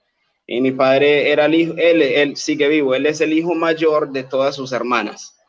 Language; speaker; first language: Spanish; native; Spanish